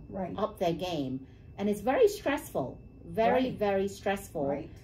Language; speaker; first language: English; native; English